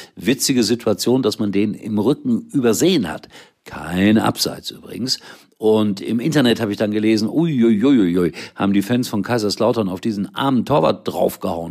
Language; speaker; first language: German; native; German